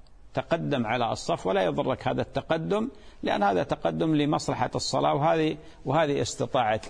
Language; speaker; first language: Arabic; native; Arabic